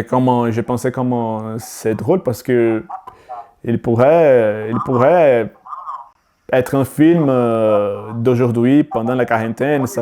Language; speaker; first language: French; non-native, learner; Portuguese